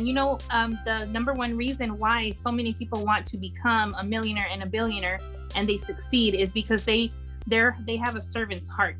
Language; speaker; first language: English; native; English